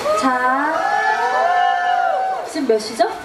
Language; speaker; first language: Korean; native; Korean